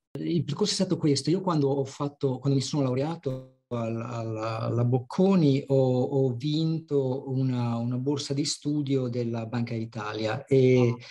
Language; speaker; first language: Italian; native; Italian